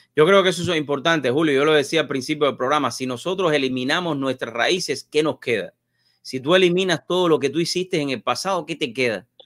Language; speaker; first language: Spanish; native; Spanish